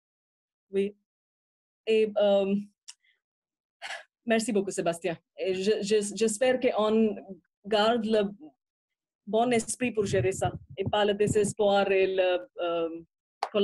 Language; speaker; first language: French; non-native, fluent; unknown